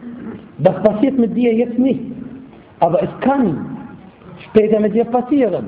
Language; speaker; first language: German; non-native, fluent; Arabic